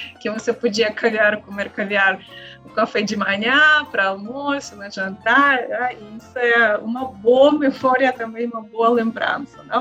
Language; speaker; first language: Portuguese; non-native, learner; Russian